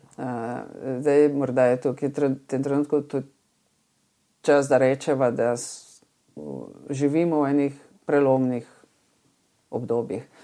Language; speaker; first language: Slovenian; native; Slovenian